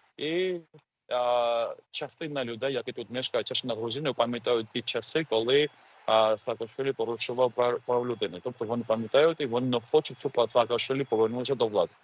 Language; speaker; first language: Ukrainian; non-native, fluent; Georgian